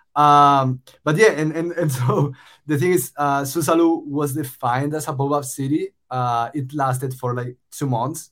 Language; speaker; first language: English; non-native, fluent; Spanish